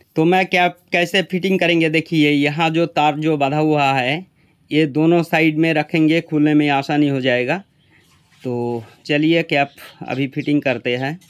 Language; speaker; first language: Hindi; non-native, local second language; Bangla